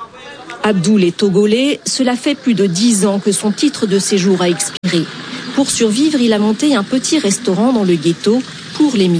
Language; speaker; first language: French; native; French